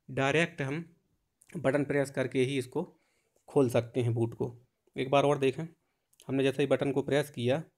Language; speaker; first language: Hindi; native; Hindi